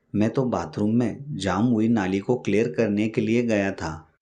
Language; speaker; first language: Hindi; non-native, local second language; Marathi